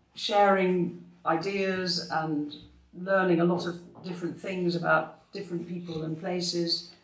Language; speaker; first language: English; native; English